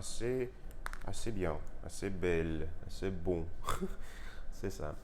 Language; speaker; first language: French; non-native, learner; Russian